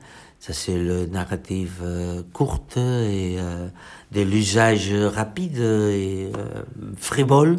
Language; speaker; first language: French; non-native, fluent; Catalan